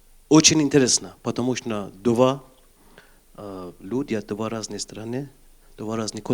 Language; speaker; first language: Russian; non-native, learner; Persian